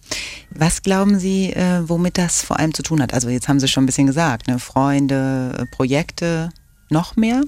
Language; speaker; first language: German; native; German